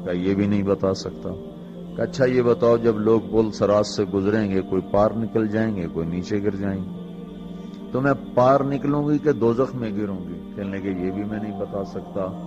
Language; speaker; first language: Urdu; non-native, local second language; Punjabi